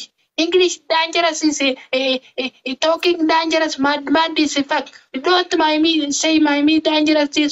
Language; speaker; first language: English; non-native, learner; Arabic